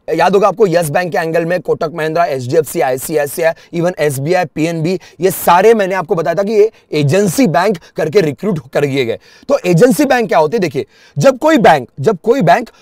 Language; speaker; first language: Hindi; native; Hindi